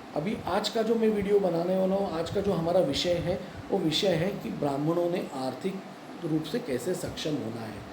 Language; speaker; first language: Hindi; non-native, local second language; Marathi